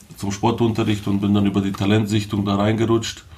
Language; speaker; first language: German; early bilingual, other home language; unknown